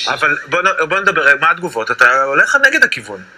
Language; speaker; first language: Hebrew; native; Hebrew